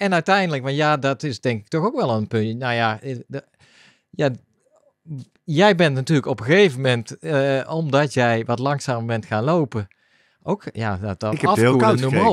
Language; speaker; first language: Dutch; native; Dutch